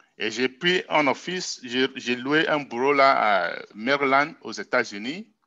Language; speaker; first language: French; non-native, local second language; English